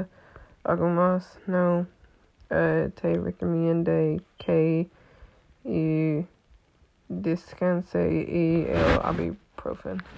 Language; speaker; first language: Spanish; non-native, learner; English